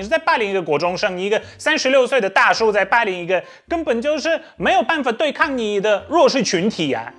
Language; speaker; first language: Chinese; native; Chinese